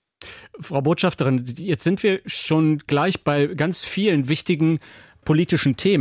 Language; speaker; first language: German; native; German